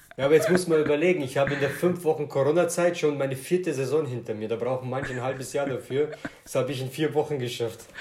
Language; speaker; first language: German; native; German